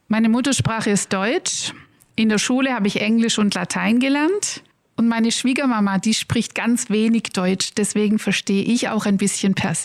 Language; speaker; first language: German; native; German